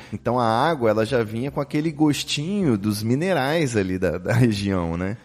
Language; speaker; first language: Portuguese; native; Portuguese